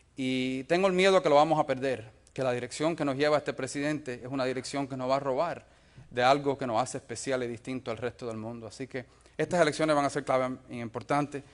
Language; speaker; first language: Spanish; early bilingual, other home language; English